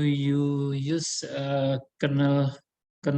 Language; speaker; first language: English; non-native, learner; Indonesian